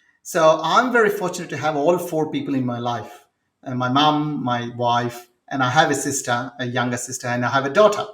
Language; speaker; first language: English; non-native, local second language; Telugu